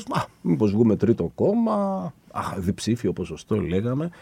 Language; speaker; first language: Greek; native; Greek